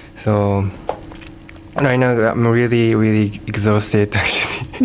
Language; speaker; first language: English; non-native, learner; Japanese